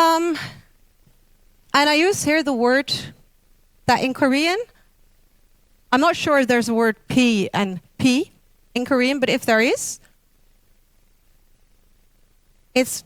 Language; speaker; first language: English; non-native, fluent; Dutch